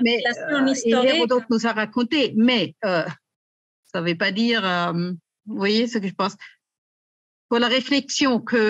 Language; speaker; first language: French; native; French